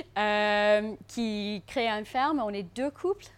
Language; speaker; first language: French; non-native, fluent; English